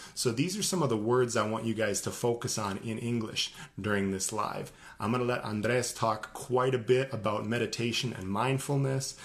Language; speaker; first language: English; native; English